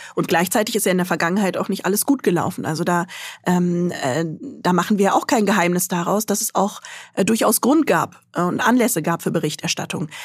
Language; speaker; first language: German; early bilingual, other home language; Arabic